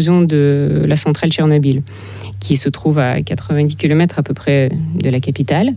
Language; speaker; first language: French; non-native, fluent; Russian